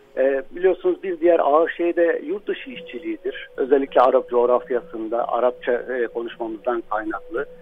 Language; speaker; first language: Turkish; non-native, local second language; Arabic